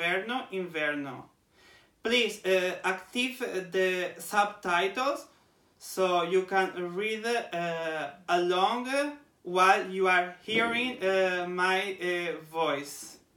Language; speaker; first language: English; non-native, fluent; Portuguese